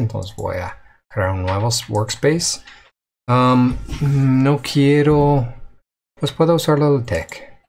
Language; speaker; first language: Spanish; non-native, fluent; English